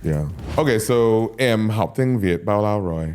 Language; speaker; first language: Vietnamese; non-native, learner; English